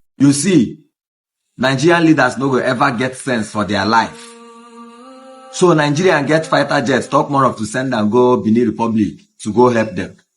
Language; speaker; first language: Nigerian Pidgin; non-native, local second language; Igbo